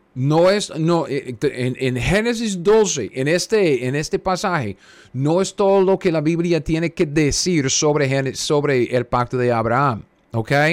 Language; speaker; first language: Spanish; non-native, fluent; English